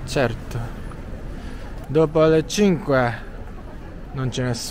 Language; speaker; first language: Italian; non-native, learner; Japanese